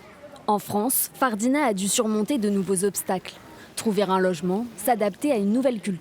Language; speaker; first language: French; native; French